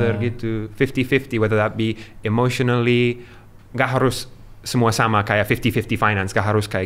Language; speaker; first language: Indonesian; non-native, learner; English